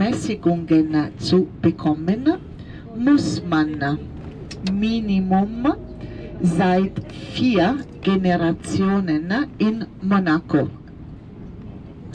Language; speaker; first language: German; non-native, fluent; Italian